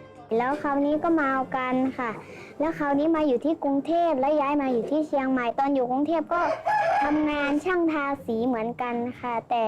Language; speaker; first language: Thai; early bilingual, other home language; Shan